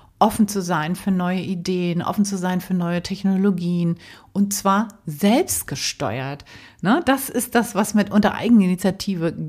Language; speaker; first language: German; native; German